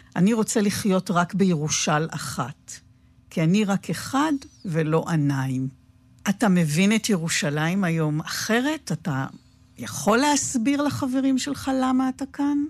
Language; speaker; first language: Hebrew; native; Hebrew